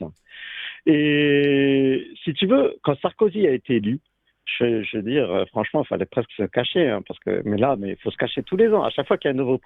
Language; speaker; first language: French; native; French